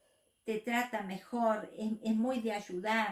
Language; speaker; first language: Spanish; native; Spanish